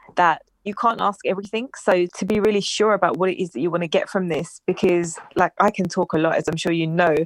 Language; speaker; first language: English; native; English